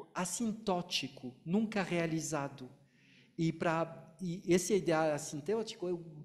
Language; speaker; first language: Portuguese; non-native, fluent; French